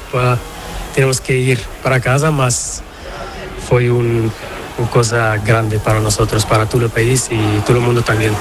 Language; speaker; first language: Spanish; non-native, learner; Portuguese